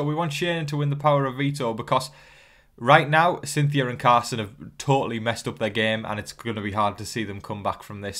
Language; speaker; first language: English; native; English